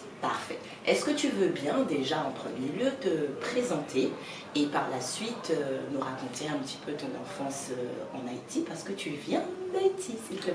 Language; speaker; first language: French; native; French